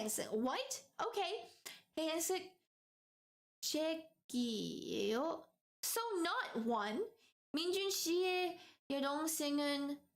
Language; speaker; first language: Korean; non-native, learner; English